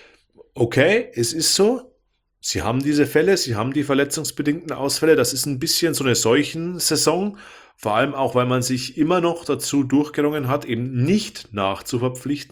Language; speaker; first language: German; native; German